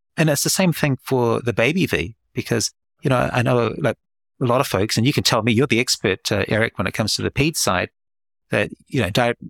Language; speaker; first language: English; native; English